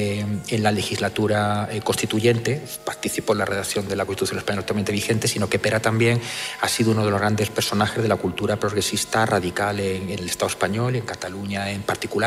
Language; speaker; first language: Spanish; native; Spanish